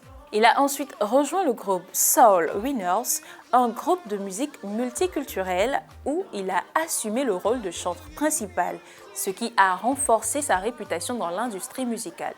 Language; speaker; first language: French; native; French